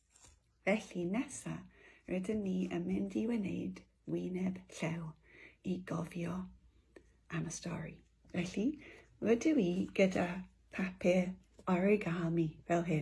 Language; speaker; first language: Welsh; non-native, local second language; English